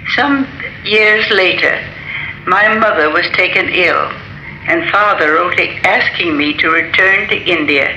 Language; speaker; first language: English; native; English